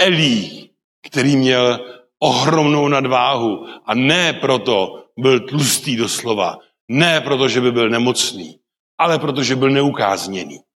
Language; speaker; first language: Czech; non-native, local second language; Polish